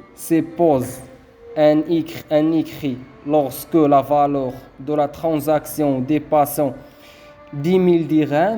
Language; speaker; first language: French; non-native, local second language; Arabic